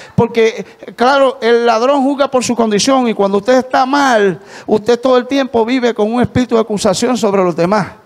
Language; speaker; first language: Spanish; native; Spanish